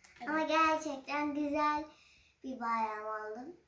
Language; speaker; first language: Turkish; early bilingual, other home language; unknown